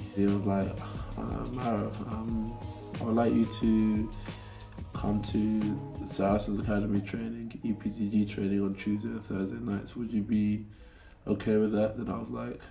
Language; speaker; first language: English; native; English